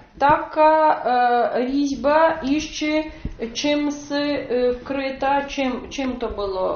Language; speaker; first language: Ukrainian; native; Ukrainian